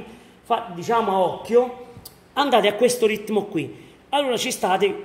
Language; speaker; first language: Italian; native; Italian